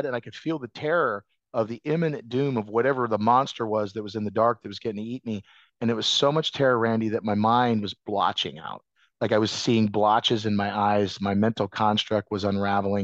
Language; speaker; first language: English; native; English